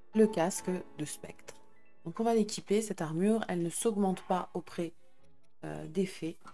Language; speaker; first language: French; native; French